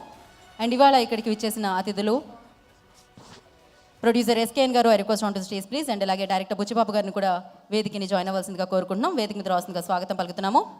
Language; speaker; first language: Telugu; native; Telugu